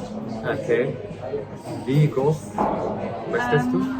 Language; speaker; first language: German; non-native, learner; Korean